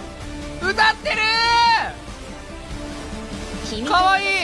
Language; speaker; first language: Japanese; native; Japanese